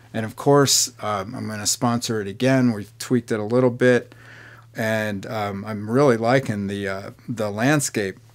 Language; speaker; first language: English; native; English